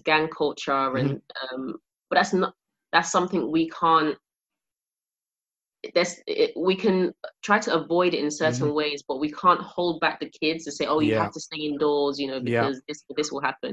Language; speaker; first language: English; native; English